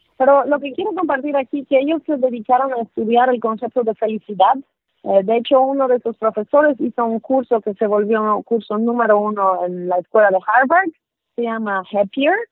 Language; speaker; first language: Spanish; non-native, fluent; Polish